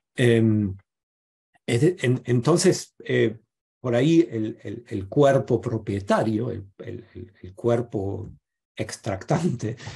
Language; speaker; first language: Spanish; non-native, fluent; German